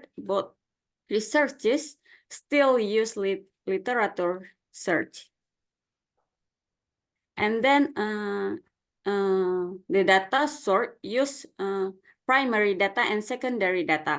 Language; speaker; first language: English; non-native, learner; Indonesian